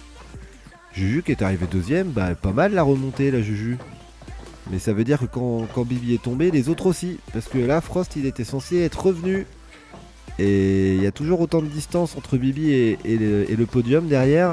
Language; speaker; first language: French; native; French